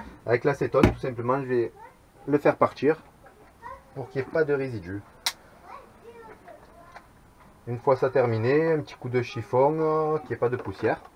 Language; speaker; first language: French; native; French